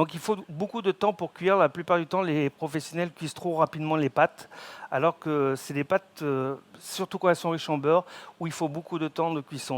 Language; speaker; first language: French; native; French